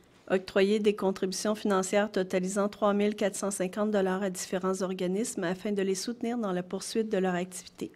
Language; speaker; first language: French; native; French